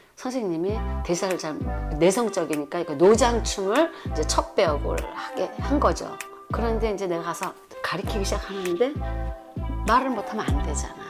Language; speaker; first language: Korean; native; Korean